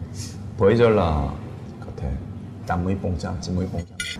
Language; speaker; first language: Vietnamese; non-native, learner; Korean